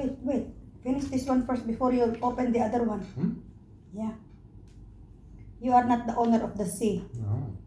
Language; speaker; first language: English; non-native, local second language; Filipino